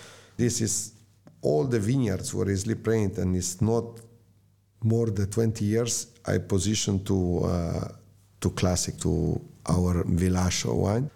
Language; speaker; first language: English; non-native, learner; Slovenian